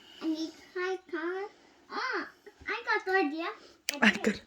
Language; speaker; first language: Thai; early bilingual, heritage; Thai